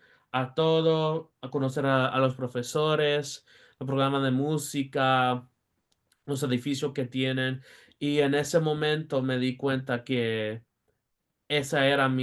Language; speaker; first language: Spanish; early bilingual, heritage; Spanish